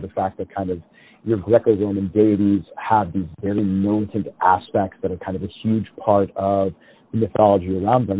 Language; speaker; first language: English; native; English